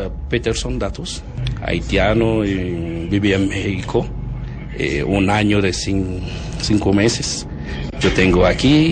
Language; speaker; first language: Spanish; non-native, learner; Haitian Creole